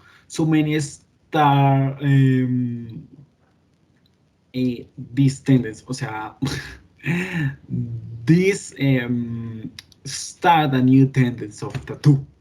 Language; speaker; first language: English; non-native, learner; Spanish